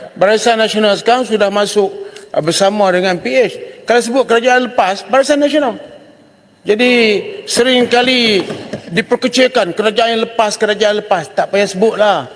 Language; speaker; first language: Malay; native; Malay